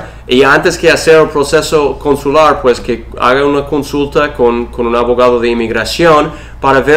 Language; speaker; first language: Spanish; non-native, fluent; English